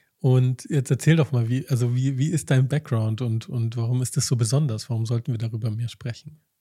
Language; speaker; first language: German; native; German